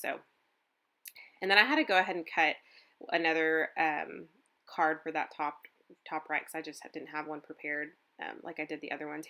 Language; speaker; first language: English; native; English